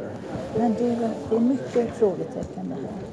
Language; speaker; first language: Swedish; non-native, fluent; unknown